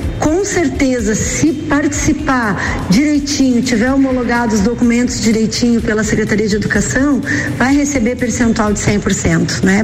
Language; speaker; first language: Portuguese; native; Portuguese